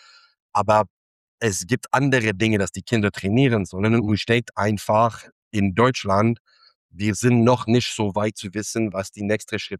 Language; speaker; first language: German; non-native, fluent; English